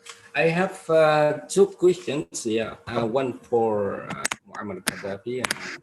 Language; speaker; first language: English; non-native, fluent; Indonesian